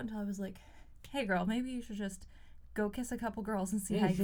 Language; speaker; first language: English; native; English